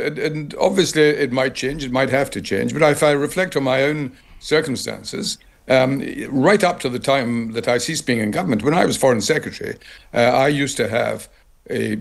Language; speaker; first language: English; native; English